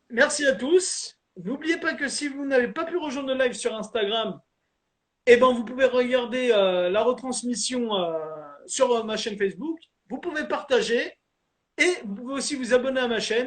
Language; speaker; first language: French; native; French